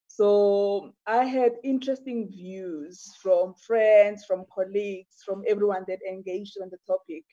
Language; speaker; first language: English; non-native, local second language; Zulu